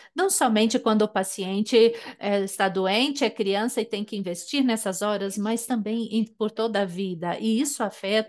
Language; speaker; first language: Portuguese; non-native, fluent; German